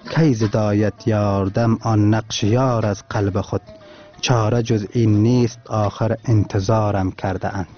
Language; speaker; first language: Persian; non-native, local second language; Turkmen